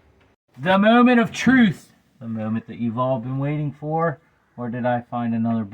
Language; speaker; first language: English; native; English